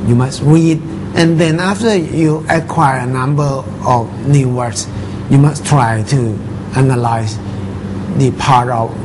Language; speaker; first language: English; non-native, fluent; Thai